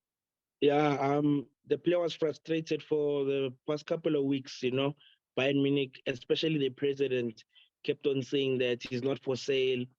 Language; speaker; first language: English; non-native, local second language; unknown